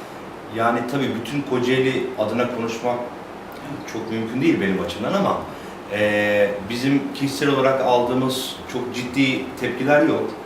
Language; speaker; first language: Turkish; native; Turkish